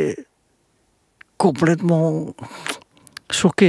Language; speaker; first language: French; non-native, fluent; Indonesian